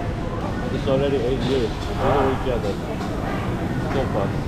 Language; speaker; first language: English; non-native, learner; Korean